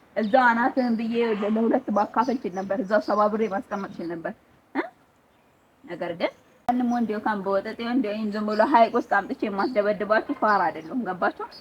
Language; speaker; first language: Amharic; native; Amharic